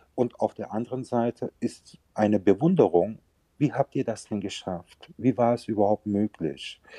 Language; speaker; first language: German; early bilingual, other home language; Turkish